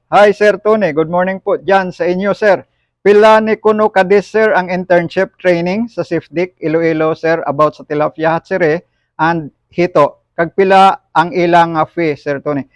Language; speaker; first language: Filipino; non-native, local second language; Hiligaynon